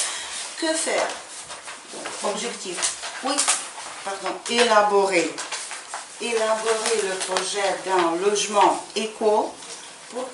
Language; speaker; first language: French; non-native, fluent; Ukrainian